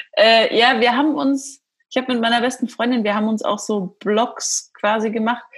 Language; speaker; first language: German; native; German